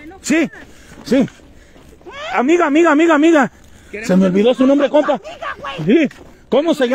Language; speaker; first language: Spanish; native; Spanish